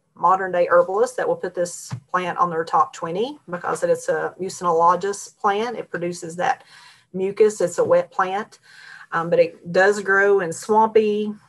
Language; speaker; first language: English; native; English